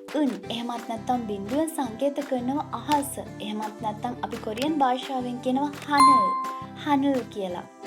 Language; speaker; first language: Sinhala; native; Sinhala